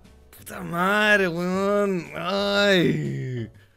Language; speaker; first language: Spanish; early bilingual, heritage; Spanish